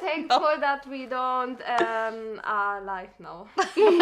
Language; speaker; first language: English; non-native, learner; German